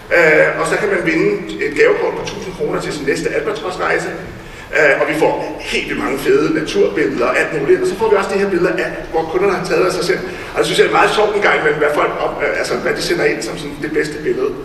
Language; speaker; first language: Danish; native; Danish